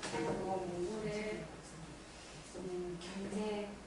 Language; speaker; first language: Korean; non-native, learner; Mongolian